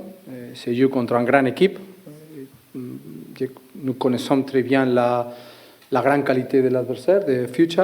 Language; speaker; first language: French; non-native, learner; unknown